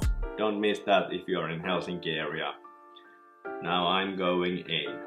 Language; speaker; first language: English; non-native, fluent; Finnish